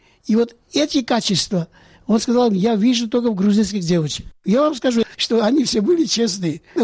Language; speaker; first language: Russian; non-native, local second language; Georgian